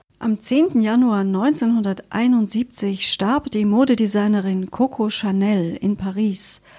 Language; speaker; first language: German; native; German